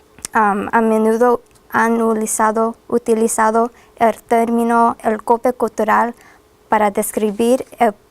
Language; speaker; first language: Spanish; non-native, fluent; English